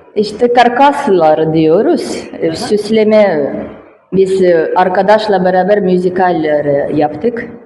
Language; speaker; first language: Turkish; non-native, learner; Russian